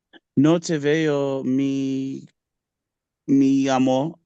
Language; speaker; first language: Spanish; non-native, learner; English